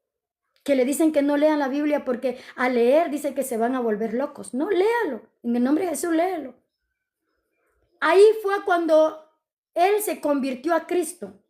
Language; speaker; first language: Spanish; native; Spanish